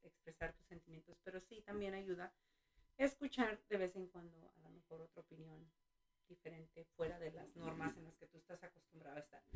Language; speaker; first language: Spanish; early bilingual, heritage; Spanish